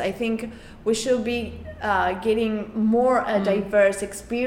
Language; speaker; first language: English; non-native, fluent; Spanish